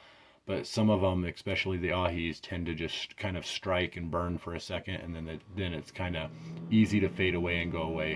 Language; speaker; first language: English; native; English